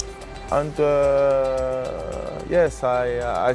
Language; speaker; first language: English; non-native, learner; French